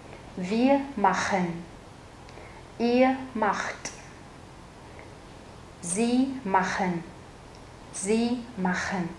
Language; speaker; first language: German; non-native, fluent; Vietnamese